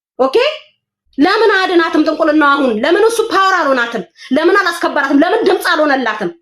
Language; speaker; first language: Amharic; non-native, local second language; Oromo